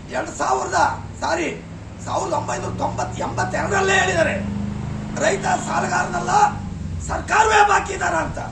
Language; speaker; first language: Kannada; native; Kannada